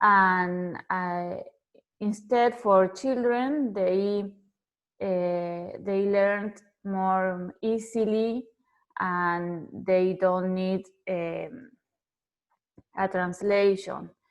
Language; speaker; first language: English; non-native, fluent; Spanish